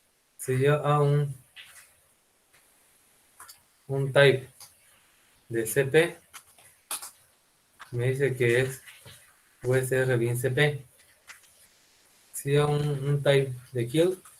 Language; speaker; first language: Spanish; native; Spanish